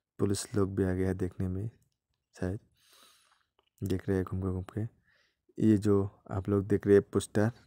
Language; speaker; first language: Hindi; non-native, local second language; Bangla